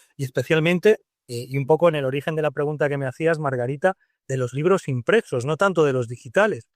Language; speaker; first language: Spanish; native; Spanish